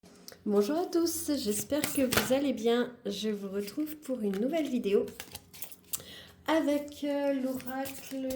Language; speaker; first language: French; native; French